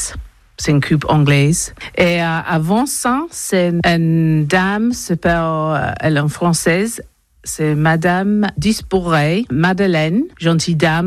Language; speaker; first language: French; non-native, learner; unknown